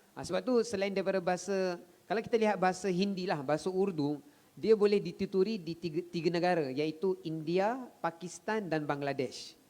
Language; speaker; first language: Malay; native; Malay